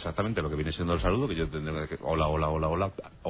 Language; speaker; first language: Spanish; native; Spanish